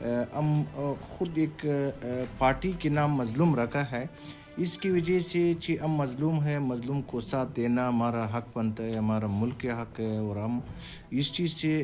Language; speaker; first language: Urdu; non-native, local second language; Pashto